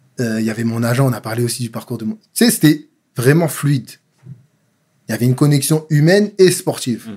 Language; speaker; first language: French; native; French